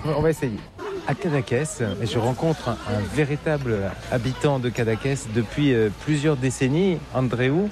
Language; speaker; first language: French; native; French